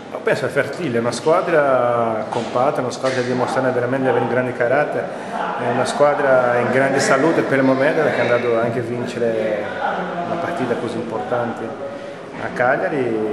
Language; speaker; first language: Italian; non-native, fluent; Portuguese